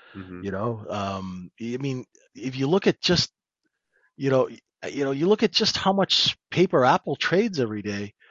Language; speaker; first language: English; native; English